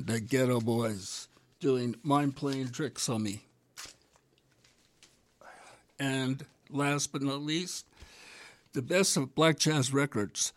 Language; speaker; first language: English; native; English